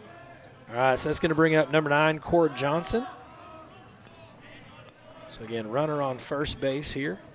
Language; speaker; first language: English; native; English